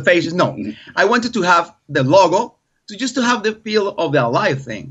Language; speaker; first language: English; non-native, learner; Spanish